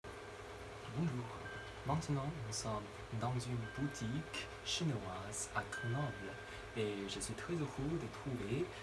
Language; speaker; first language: French; non-native, learner; Chinese